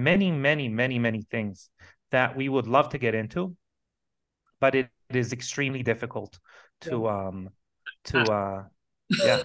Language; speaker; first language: English; non-native, fluent; Hebrew